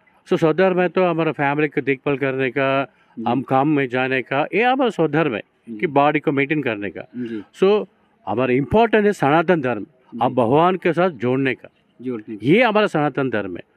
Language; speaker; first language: Hindi; non-native, local second language; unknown